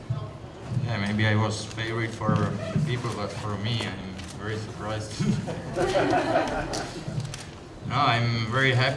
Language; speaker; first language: English; non-native, learner; Slovak